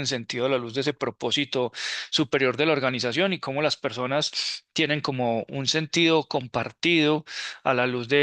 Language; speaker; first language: Spanish; native; Spanish